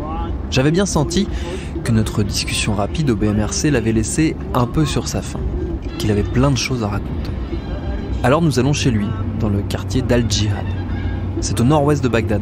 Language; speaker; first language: French; native; French